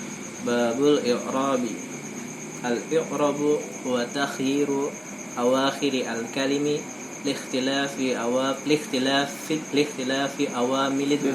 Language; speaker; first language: Arabic; non-native, learner; Indonesian